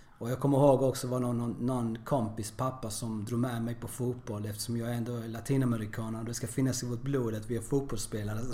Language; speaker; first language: Swedish; early bilingual, other home language; Spanish